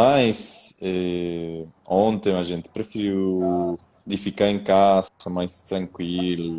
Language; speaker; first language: Portuguese; non-native, fluent; Spanish